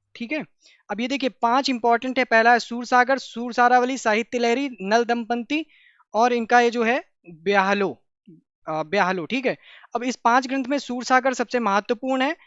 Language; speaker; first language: Hindi; native; Hindi